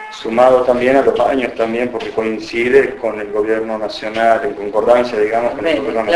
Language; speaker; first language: Spanish; native; Spanish